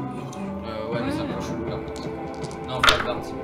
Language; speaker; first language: French; native; French